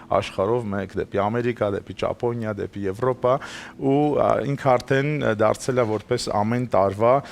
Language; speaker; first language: Armenian; native; Armenian